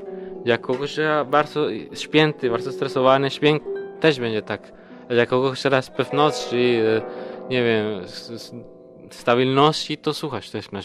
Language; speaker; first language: Polish; non-native, learner; Spanish